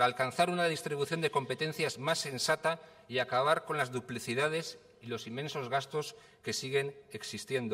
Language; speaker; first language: Spanish; native; Spanish